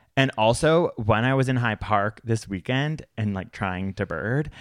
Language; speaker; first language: English; native; English